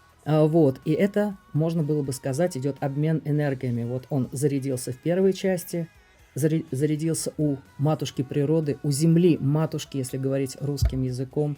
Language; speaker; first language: Russian; native; Russian